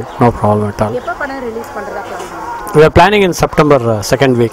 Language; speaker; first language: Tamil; non-native, local second language; Kannada